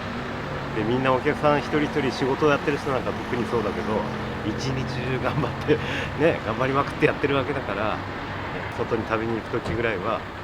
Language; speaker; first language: Japanese; native; Japanese